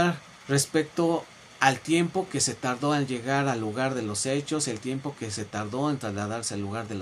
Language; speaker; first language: Spanish; native; Spanish